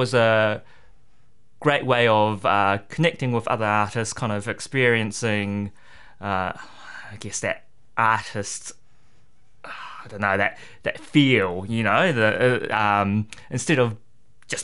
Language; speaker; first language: English; native; English